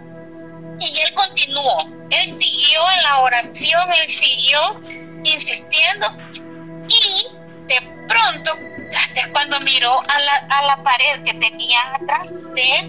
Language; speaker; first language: Spanish; native; Spanish